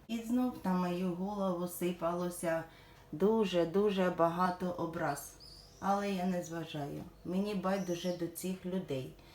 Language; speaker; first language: Ukrainian; non-native, local second language; Russian